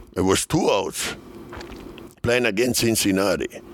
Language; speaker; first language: English; non-native, fluent; Spanish